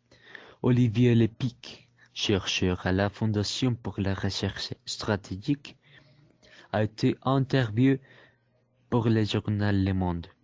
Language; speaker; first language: French; non-native, learner; Spanish